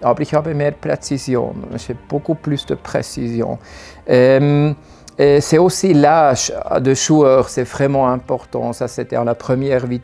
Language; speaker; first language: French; non-native, learner; German